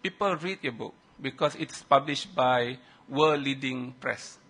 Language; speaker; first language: English; non-native, local second language; Malay